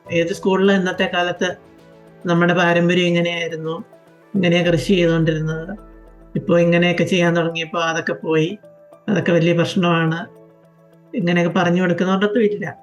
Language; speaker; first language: Malayalam; native; Malayalam